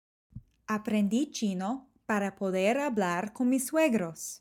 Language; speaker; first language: Spanish; non-native, fluent; English